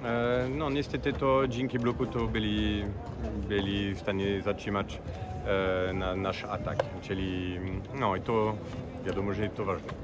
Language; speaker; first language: Polish; non-native, fluent; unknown